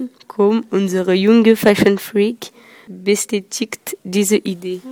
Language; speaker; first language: German; non-native, learner; French